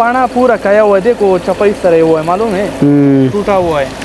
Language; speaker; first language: Hindi; non-native, fluent; Pashto